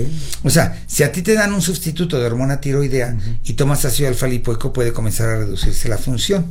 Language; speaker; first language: Spanish; native; Spanish